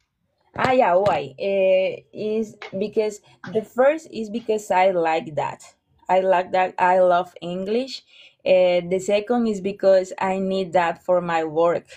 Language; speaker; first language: English; non-native, learner; Spanish